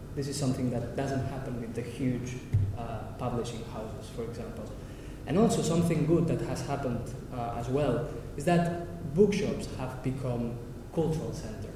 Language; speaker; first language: English; non-native, fluent; Catalan